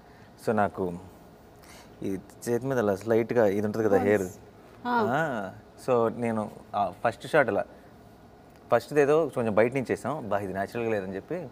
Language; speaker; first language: Telugu; native; Telugu